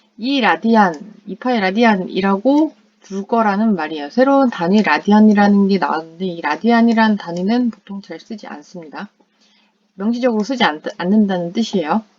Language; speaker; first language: Korean; non-native, fluent; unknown